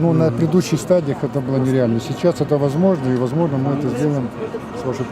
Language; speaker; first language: Russian; native; Russian